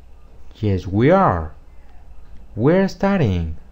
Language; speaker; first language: English; non-native, fluent; Spanish